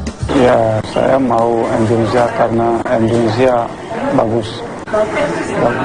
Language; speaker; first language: Indonesian; non-native, learner; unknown